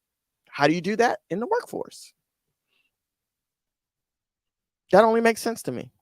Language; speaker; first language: English; native; English